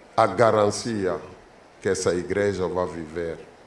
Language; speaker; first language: Portuguese; non-native, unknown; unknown